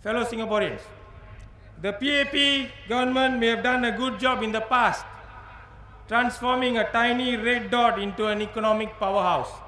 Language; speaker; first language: English; non-native, local second language; Tamil